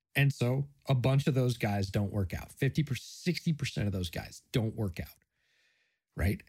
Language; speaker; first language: English; native; English